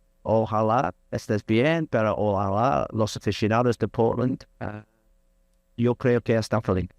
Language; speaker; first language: Spanish; non-native, learner; English